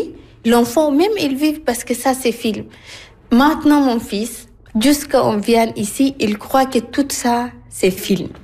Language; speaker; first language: French; non-native, learner; Arabic